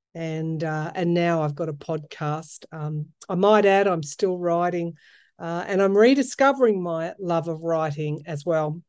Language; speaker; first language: English; native; English